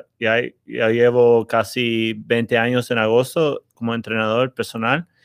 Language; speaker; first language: Spanish; early bilingual, heritage; Spanish